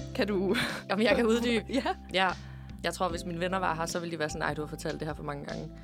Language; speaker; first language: Danish; native; Danish